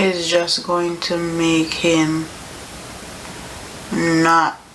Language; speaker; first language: English; native; English